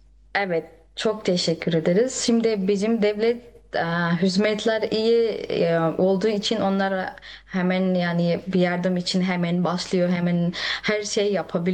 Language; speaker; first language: Turkish; non-native, fluent; Nepali